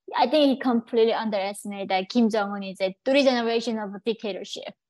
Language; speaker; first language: English; early bilingual, other home language; Korean